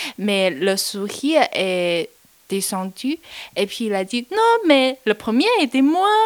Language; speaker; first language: French; non-native, learner; Chinese